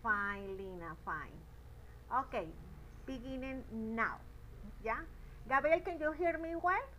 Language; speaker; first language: English; non-native, learner; Spanish